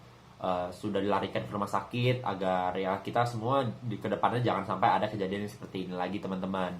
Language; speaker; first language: Indonesian; native; Indonesian